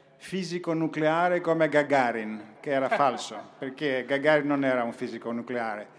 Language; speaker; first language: Italian; non-native, learner; Greek